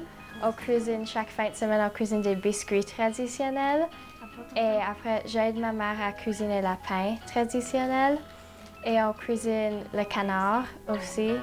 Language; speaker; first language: French; non-native, local second language; Slovak